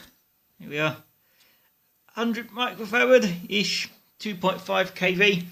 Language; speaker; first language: English; native; English